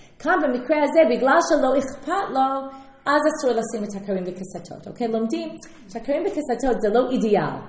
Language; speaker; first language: Hebrew; non-native, fluent; English